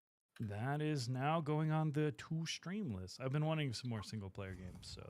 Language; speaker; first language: English; native; English